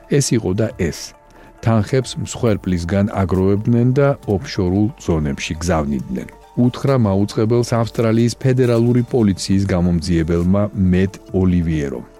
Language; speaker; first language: Georgian; native; Georgian